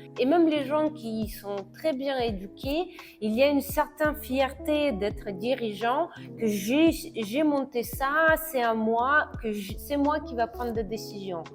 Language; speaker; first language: French; non-native, fluent; Russian